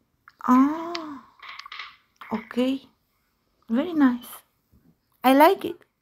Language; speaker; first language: English; non-native, learner; Romanian